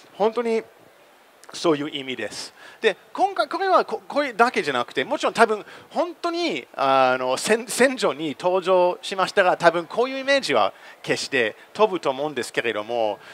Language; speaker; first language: Japanese; non-native, fluent; English